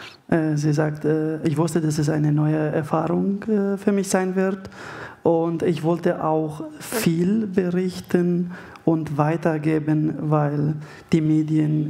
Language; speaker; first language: German; non-native, fluent; Arabic